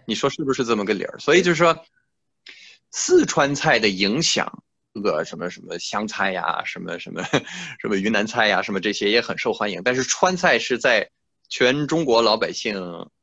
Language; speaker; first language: Chinese; non-native, fluent; French